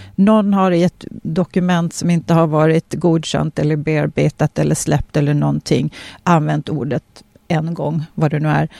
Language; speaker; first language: Swedish; early bilingual, other home language; Polish